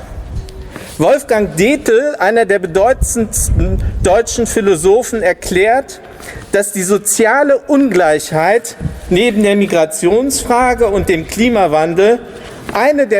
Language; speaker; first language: German; native; German